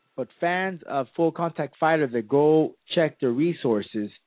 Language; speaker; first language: English; early bilingual, other home language; Spanish